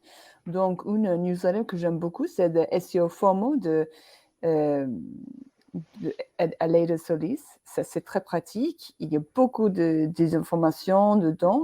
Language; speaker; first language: French; non-native, fluent; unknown